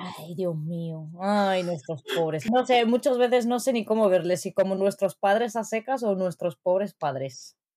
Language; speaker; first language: Spanish; early bilingual, other home language; Arabic